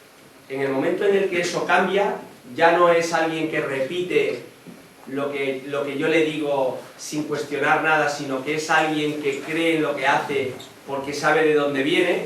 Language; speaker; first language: Spanish; native; Spanish